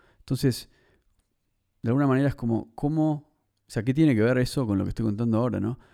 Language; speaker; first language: Spanish; native; Spanish